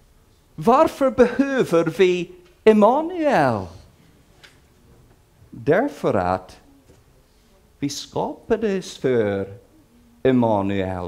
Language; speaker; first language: Swedish; non-native, fluent; English